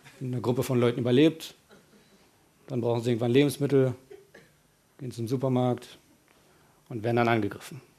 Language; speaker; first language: German; early bilingual, other home language; Persian